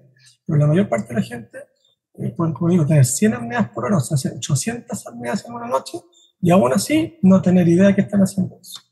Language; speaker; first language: Spanish; native; Spanish